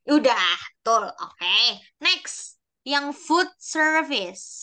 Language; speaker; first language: Indonesian; native; Indonesian